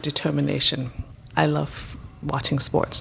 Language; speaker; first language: English; non-native, local second language; Cantonese